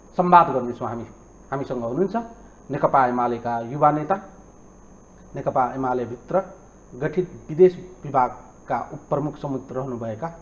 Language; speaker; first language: Nepali; native; Nepali